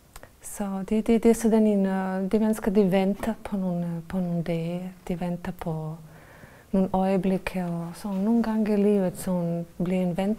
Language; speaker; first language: Danish; non-native, fluent; Bosnian